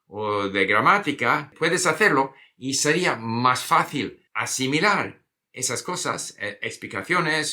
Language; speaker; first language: Spanish; non-native, fluent; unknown